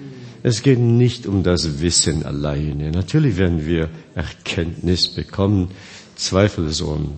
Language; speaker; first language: German; non-native, fluent; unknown